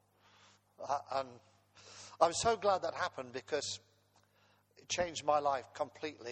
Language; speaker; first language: English; native; English